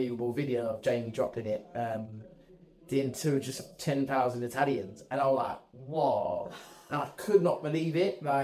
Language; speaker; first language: English; native; English